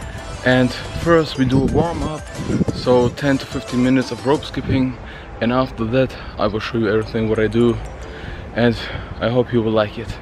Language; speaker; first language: English; non-native, fluent; German